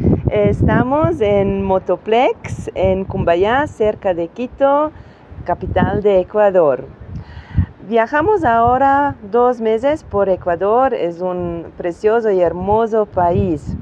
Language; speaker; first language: Spanish; non-native, learner; German